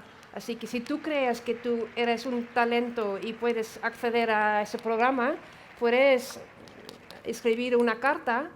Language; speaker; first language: Spanish; non-native, fluent; Dutch